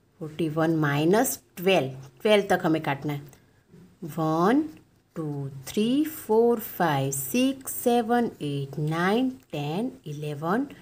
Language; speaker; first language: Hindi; non-native, local second language; Gujarati